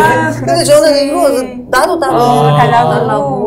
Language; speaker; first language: Korean; non-native, local second language; Uzbek